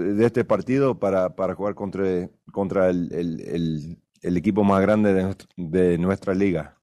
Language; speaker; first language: Spanish; early bilingual, other home language; English